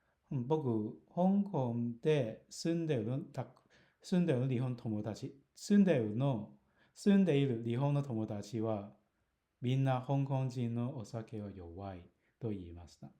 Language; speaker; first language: Japanese; non-native, fluent; Cantonese